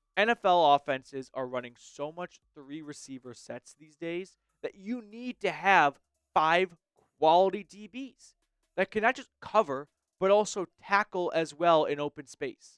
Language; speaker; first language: English; native; English